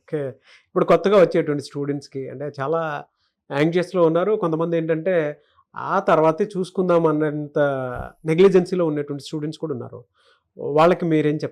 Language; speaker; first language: Telugu; native; Telugu